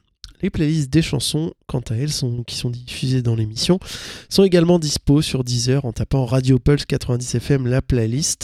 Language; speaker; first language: French; native; French